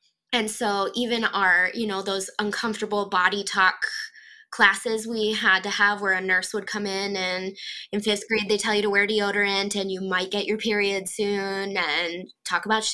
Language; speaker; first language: English; native; English